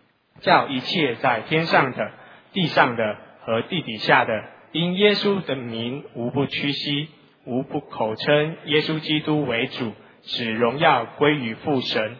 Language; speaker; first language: Chinese; native; Chinese